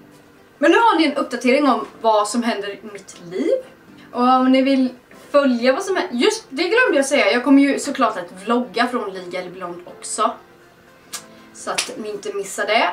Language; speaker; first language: Swedish; native; Swedish